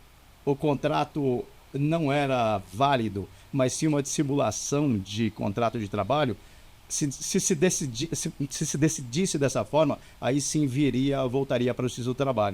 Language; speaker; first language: Portuguese; native; Portuguese